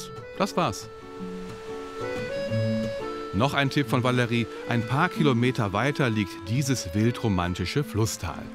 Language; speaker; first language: German; native; German